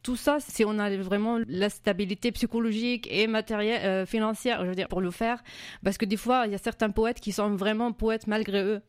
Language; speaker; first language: French; non-native, fluent; Arabic